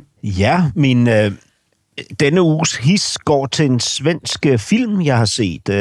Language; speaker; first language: Danish; native; Danish